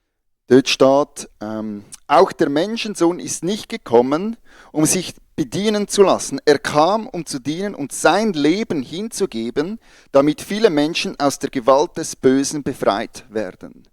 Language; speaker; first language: German; native; German